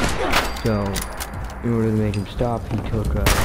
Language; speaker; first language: English; native; English